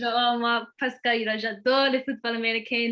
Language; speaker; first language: French; non-native, learner; English